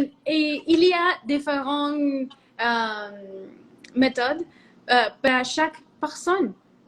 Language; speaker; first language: French; non-native, learner; Spanish